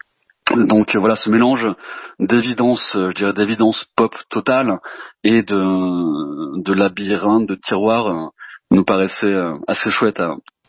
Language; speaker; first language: French; native; French